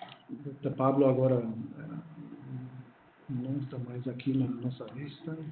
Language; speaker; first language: Portuguese; non-native, fluent; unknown